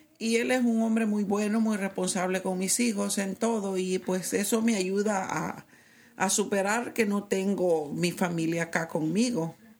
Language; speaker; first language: Spanish; native; Spanish